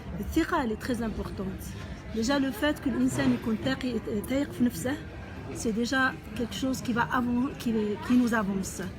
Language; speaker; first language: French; non-native, local second language; Arabic